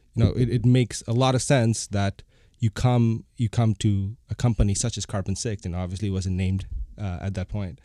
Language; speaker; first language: English; non-native, fluent; Bangla